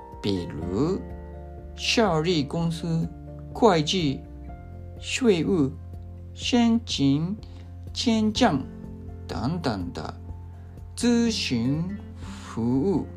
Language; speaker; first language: Chinese; non-native, fluent; Japanese